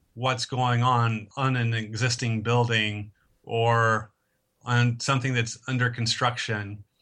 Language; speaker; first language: English; native; English